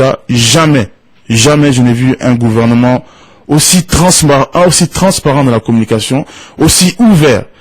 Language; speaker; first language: French; non-native, local second language; Bambara